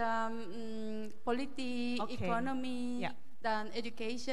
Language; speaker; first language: Indonesian; non-native, learner; Korean